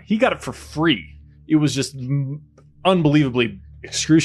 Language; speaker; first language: English; native; English